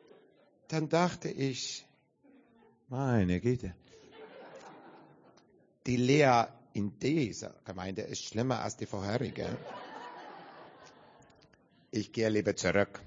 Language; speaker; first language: German; non-native, learner; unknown